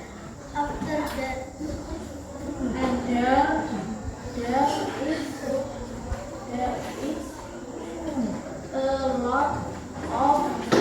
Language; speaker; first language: English; non-native, learner; Indonesian